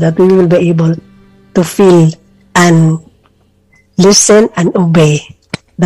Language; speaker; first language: English; non-native, local second language; Cebuano